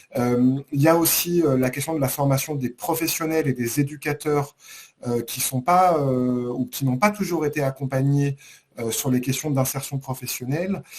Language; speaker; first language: French; native; French